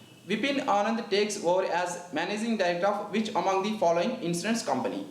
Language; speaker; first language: English; non-native, local second language; Telugu